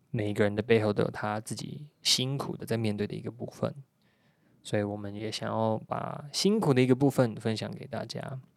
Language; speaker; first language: Chinese; native; Chinese